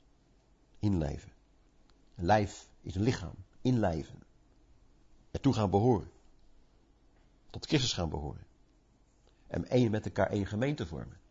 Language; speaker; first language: Dutch; native; Dutch